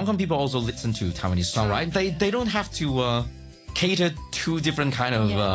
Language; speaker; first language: English; non-native, local second language; Chinese